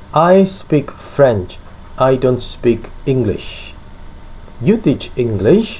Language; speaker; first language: English; non-native, fluent; Indonesian